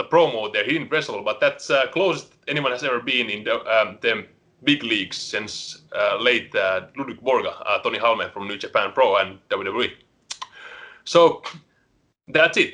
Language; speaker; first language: English; non-native, fluent; Finnish